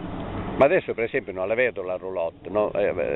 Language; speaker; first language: Italian; native; Italian